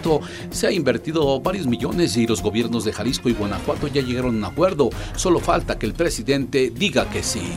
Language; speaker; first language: Spanish; native; Spanish